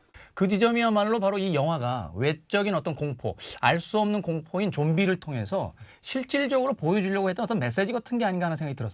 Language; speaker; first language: Korean; native; Korean